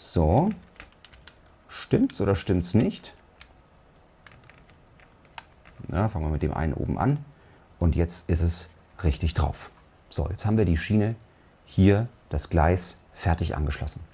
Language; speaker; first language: German; native; German